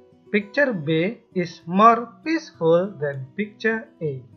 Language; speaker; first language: English; non-native, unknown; Indonesian